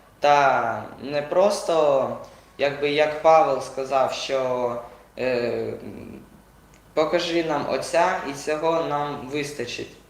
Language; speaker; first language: Ukrainian; non-native, local second language; Russian